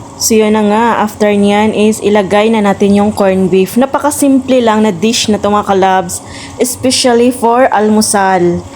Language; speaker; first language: Filipino; non-native, local second language; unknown